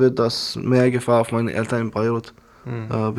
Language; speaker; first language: German; non-native, learner; Arabic